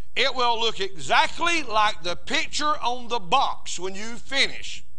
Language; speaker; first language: English; native; English